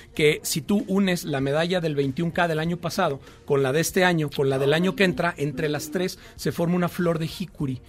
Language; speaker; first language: Spanish; native; Spanish